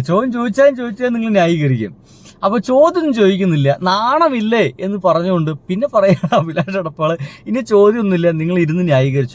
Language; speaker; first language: Malayalam; native; Malayalam